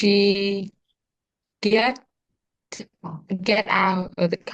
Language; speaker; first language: English; non-native, learner; Vietnamese